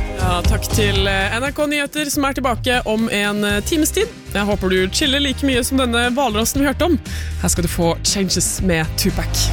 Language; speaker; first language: Norwegian; native; Norwegian